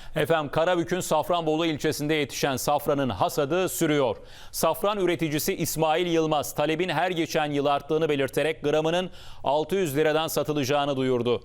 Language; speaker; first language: Turkish; native; Turkish